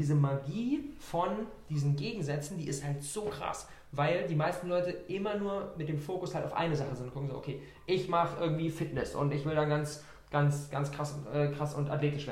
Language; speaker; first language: German; native; German